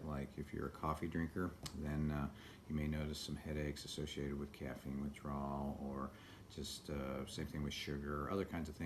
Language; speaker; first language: English; native; English